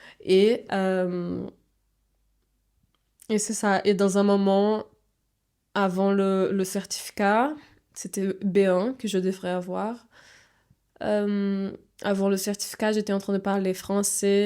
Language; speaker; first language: French; non-native, fluent; Portuguese